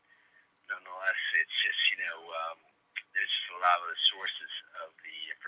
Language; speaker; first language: English; native; English